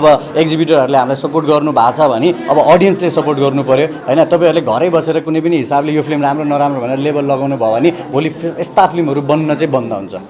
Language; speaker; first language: Nepali; native; Nepali